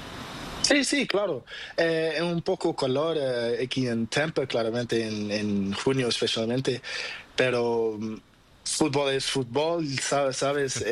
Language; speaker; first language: Spanish; non-native, learner; Portuguese